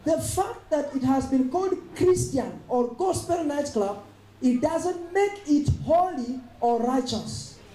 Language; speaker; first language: English; non-native, local second language; Swahili